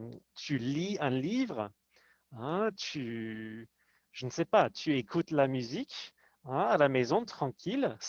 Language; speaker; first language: French; non-native, fluent; English